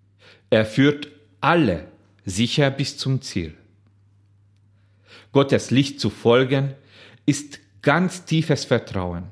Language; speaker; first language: German; non-native, fluent; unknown